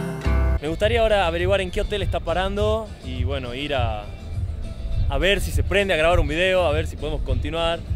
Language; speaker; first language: Spanish; native; Spanish